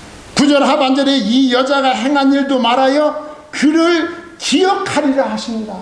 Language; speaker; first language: Korean; native; Korean